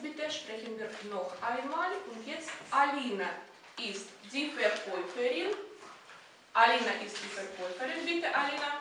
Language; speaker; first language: German; non-native, fluent; Russian